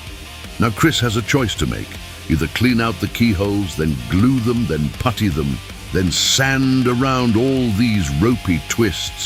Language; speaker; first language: English; native; English